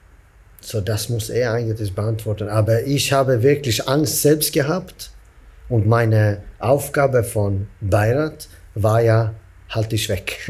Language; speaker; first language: German; non-native, fluent; Swedish